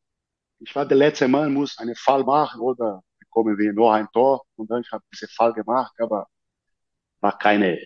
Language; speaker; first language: German; non-native, learner; Portuguese